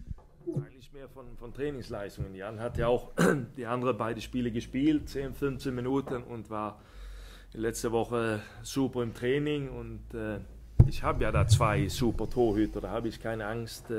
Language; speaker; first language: German; non-native, fluent; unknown